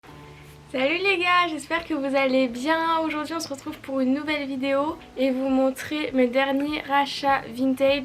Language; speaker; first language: French; native; French